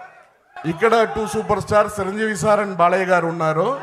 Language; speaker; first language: Telugu; non-native, learner; Tamil